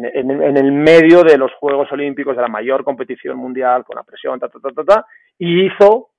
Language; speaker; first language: Spanish; native; Spanish